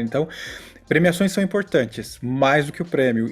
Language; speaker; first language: Portuguese; native; Portuguese